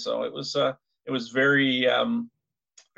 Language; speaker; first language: English; native; English